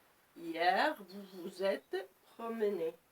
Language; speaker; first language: French; non-native, local second language; Arabic